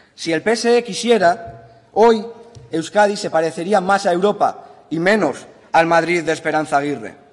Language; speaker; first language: Spanish; native; Spanish